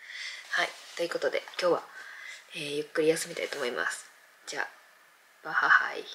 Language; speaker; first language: Japanese; native; Japanese